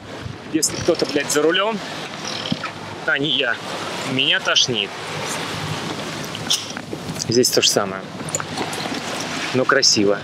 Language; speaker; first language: Russian; native; Russian